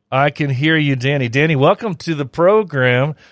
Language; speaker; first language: English; native; English